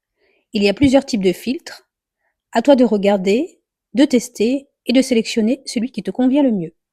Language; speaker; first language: French; native; French